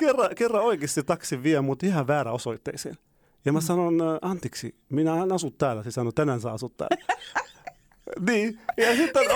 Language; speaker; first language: Finnish; non-native, fluent; Arabic